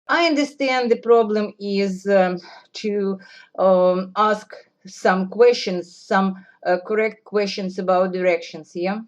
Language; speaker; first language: English; non-native, fluent; Russian